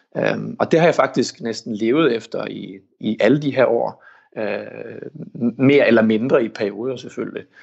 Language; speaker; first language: Danish; early bilingual, heritage; Danish